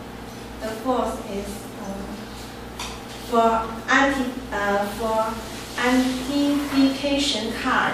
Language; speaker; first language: English; non-native, learner; Chinese